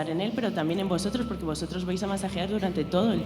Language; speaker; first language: Spanish; native; Spanish